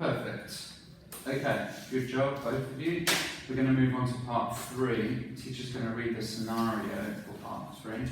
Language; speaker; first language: English; non-native, fluent; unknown